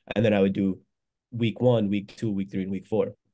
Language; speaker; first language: English; native; English